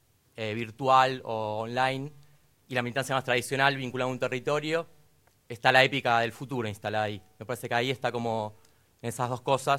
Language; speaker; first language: Spanish; native; Spanish